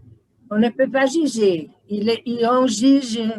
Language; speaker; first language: French; non-native, learner; Portuguese